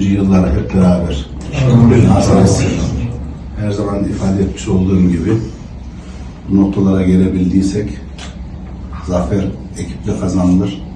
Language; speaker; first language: Turkish; native; Turkish